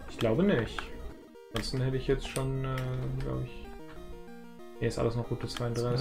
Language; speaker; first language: German; native; German